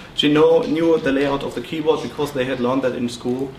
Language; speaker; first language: English; non-native, fluent; German